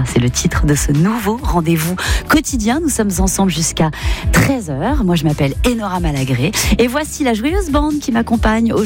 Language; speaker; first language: French; native; French